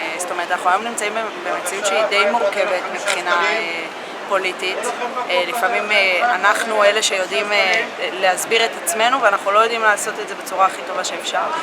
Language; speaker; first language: Hebrew; native; Hebrew